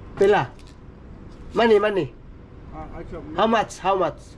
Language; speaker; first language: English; non-native, learner; Cebuano